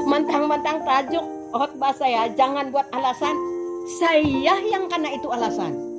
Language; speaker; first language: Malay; non-native, local second language; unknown